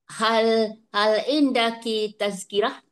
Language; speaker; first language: Arabic; non-native, learner; Malay